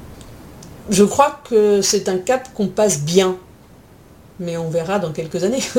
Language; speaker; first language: French; native; French